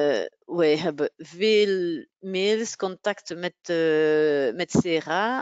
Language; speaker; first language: Dutch; non-native, local second language; French